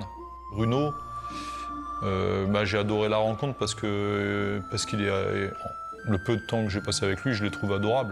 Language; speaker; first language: French; native; French